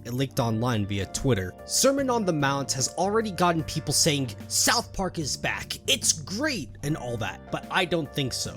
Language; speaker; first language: English; native; English